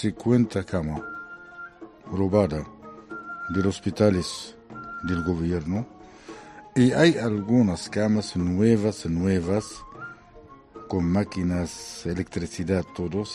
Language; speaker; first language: Spanish; non-native, fluent; Arabic